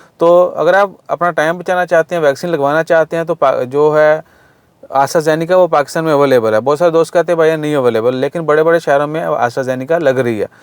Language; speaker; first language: Urdu; non-native, local second language; Punjabi